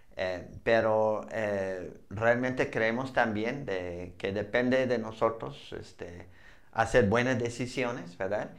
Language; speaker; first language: Spanish; non-native, fluent; English